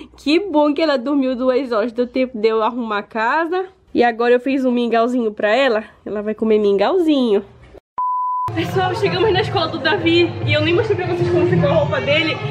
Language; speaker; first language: Portuguese; native; Portuguese